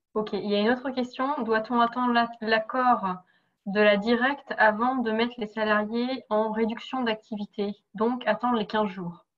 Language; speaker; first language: French; native; French